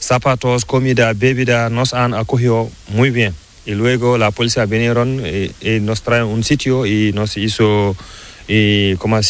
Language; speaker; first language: Spanish; non-native, learner; Fula